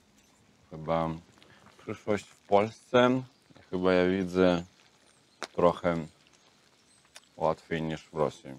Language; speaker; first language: Polish; non-native, learner; Russian